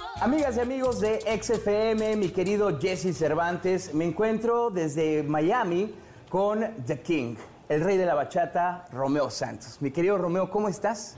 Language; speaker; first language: Spanish; native; Spanish